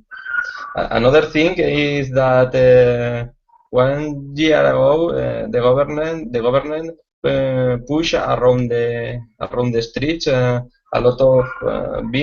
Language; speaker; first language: English; non-native, learner; Spanish